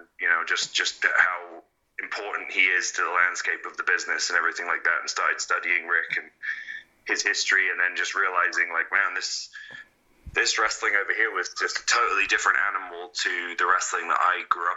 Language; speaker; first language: English; native; English